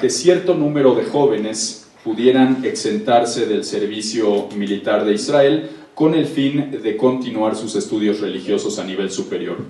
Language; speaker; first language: Spanish; native; Spanish